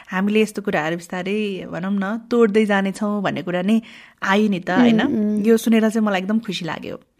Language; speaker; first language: Nepali; native; Nepali